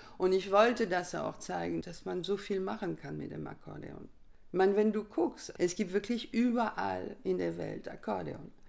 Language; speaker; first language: German; non-native, fluent; French